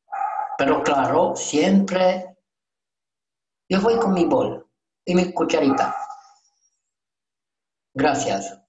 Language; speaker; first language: Spanish; non-native, learner; Romanian